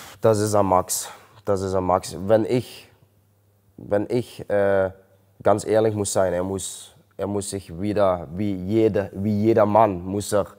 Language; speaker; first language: German; non-native, learner; Dutch